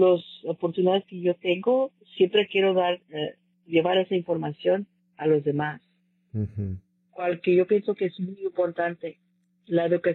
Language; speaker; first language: Spanish; early bilingual, heritage; Spanish